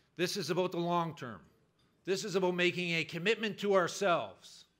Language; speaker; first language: English; native; English